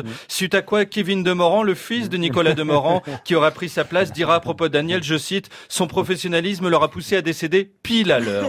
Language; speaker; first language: French; native; French